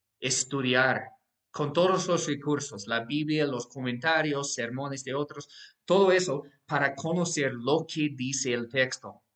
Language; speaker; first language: Spanish; non-native, fluent; English